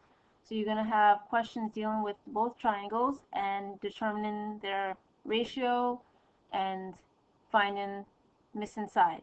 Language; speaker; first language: English; native; English